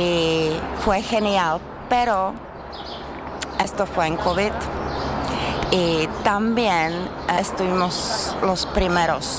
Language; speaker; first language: Spanish; non-native, fluent; Czech